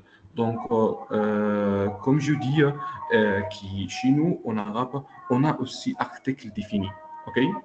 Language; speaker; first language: French; non-native, local second language; Arabic